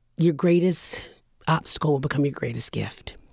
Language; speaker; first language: English; early bilingual, other home language; Japanese